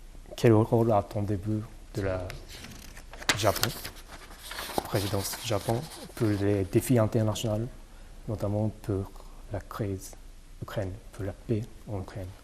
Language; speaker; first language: French; non-native, fluent; Japanese